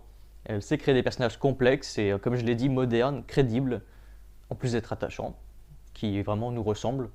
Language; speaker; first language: French; native; French